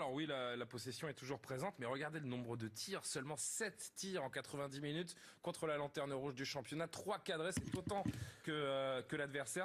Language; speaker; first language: French; native; French